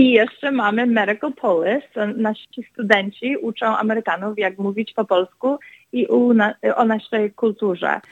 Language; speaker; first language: Polish; early bilingual, other home language; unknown